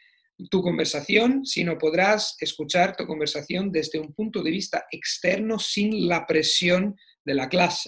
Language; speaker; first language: Spanish; non-native, fluent; Italian